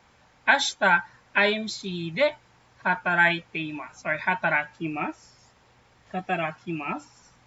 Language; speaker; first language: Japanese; non-native, fluent; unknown